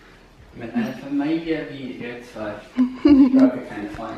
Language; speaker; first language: German; non-native, fluent; English